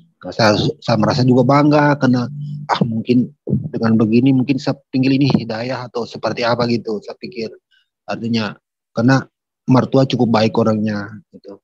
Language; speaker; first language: Indonesian; native; Indonesian